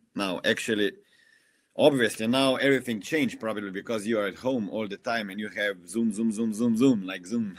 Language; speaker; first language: English; non-native, fluent; Slovenian